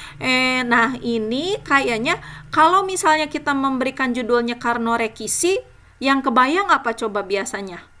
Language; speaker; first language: Indonesian; native; Indonesian